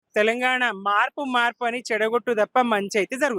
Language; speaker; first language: Telugu; native; Telugu